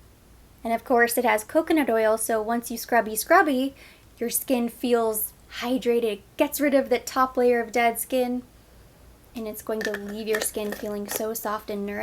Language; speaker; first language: English; native; English